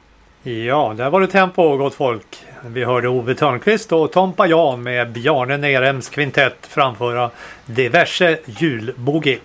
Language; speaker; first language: Swedish; native; Swedish